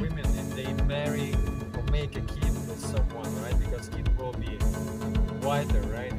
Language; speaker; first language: English; non-native, fluent; Russian